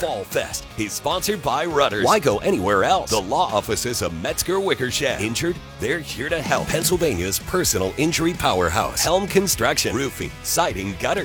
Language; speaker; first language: English; native; English